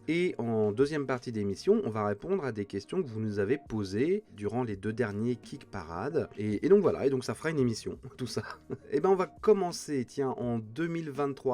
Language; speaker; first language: French; native; French